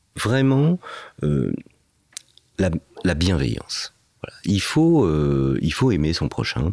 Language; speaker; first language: French; native; French